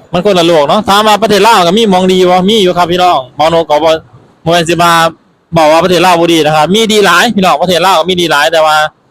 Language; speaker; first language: Thai; native; Thai